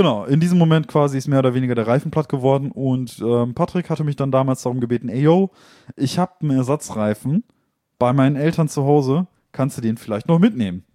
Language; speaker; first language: German; native; German